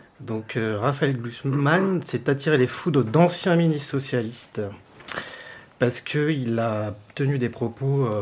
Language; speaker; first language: French; native; French